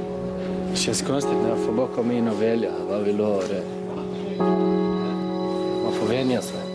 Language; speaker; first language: Swedish; early bilingual, other home language; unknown